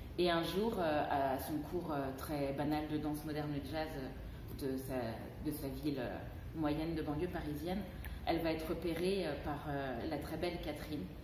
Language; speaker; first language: French; native; French